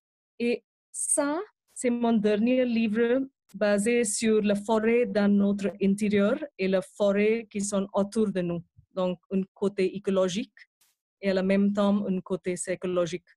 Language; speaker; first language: French; non-native, fluent; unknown